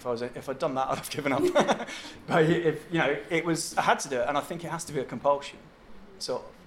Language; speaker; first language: English; native; English